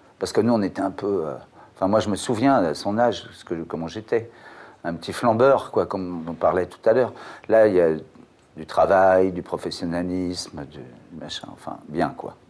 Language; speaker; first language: French; native; French